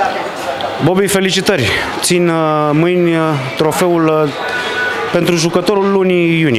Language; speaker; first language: Romanian; native; Romanian